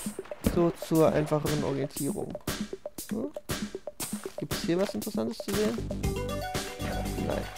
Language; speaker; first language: German; native; German